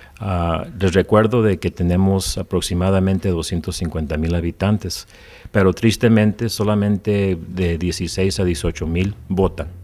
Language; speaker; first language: Spanish; early bilingual, heritage; Spanish